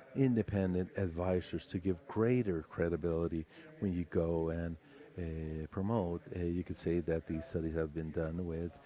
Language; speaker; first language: English; non-native, fluent; Spanish